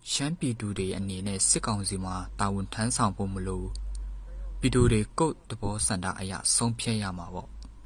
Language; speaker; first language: Burmese; non-native, local second language; Shan